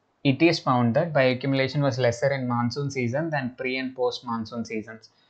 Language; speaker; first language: English; non-native, local second language; Telugu